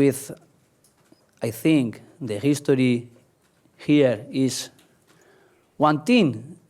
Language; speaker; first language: English; non-native, learner; Spanish